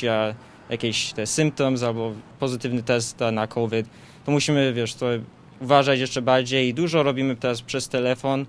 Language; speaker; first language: Polish; early bilingual, heritage; Polish